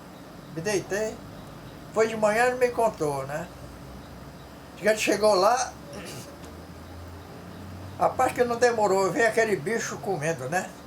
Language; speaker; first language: Portuguese; native; Portuguese